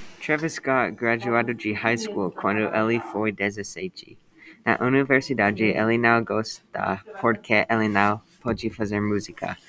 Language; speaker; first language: Portuguese; non-native, learner; English